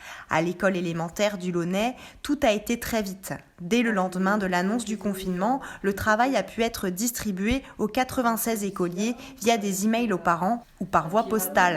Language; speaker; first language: French; native; French